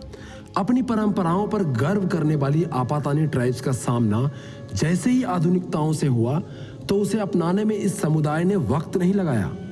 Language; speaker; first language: Hindi; native; Hindi